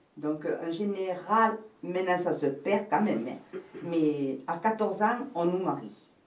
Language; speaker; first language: French; native; French